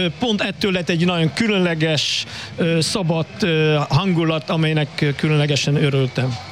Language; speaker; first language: Hungarian; non-native, fluent; Dutch